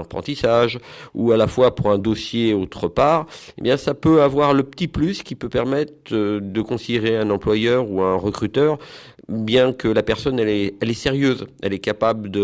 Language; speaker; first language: French; native; French